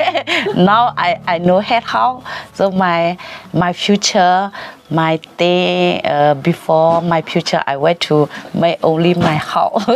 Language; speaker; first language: English; non-native, learner; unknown